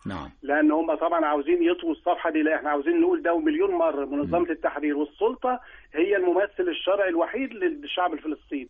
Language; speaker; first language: Arabic; native; Arabic